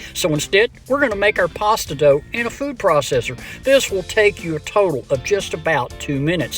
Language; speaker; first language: English; native; English